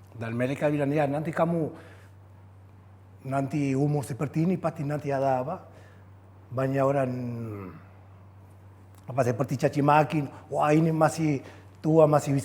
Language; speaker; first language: Indonesian; non-native, fluent; Spanish